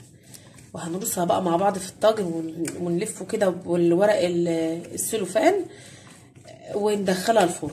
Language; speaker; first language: Arabic; native; Arabic